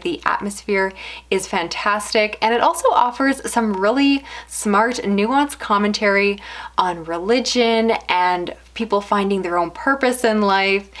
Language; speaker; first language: English; native; English